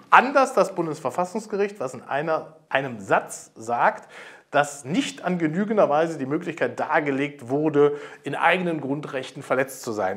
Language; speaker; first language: German; native; German